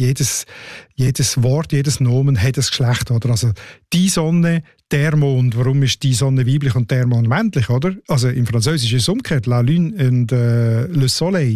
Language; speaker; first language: German; native; German